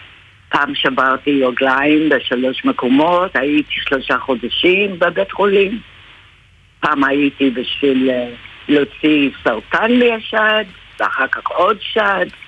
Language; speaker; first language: Hebrew; non-native, fluent; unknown